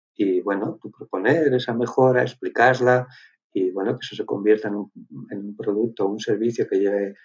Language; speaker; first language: Spanish; native; Spanish